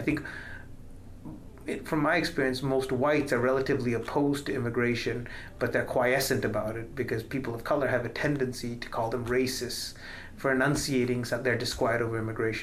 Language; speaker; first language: English; non-native, local second language; Tamil